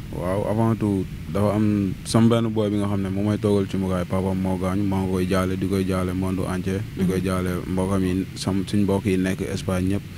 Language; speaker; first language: Wolof; non-native, local second language; Serer